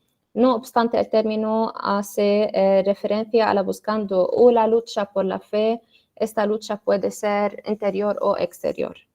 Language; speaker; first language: Spanish; non-native, learner; Arabic